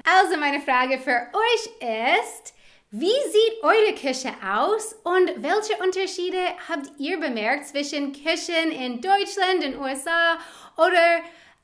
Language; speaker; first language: German; non-native, fluent; English